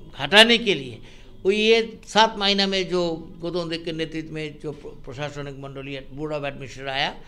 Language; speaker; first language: Hindi; non-native, local second language; Bangla